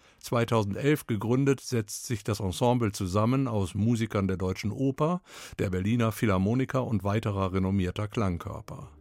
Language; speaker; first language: German; native; German